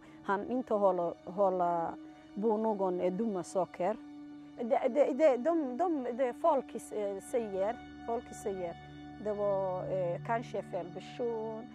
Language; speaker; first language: Swedish; non-native, learner; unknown